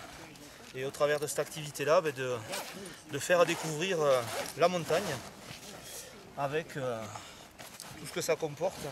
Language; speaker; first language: French; native; French